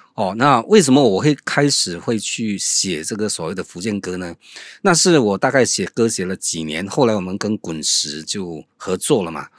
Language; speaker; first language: Chinese; non-native, local second language; Min Nan Chinese